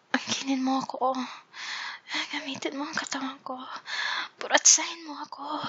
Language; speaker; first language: Filipino; non-native, learner; English